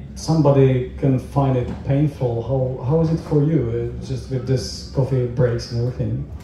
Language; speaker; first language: English; non-native, fluent; Czech